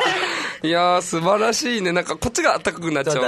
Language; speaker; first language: Japanese; native; Japanese